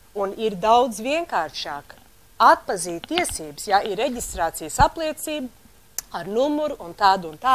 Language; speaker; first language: Latvian; early bilingual, heritage; Latvian